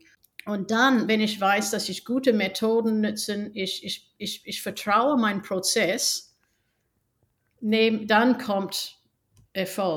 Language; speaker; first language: German; non-native, fluent; English